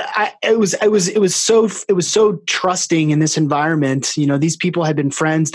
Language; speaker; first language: English; native; English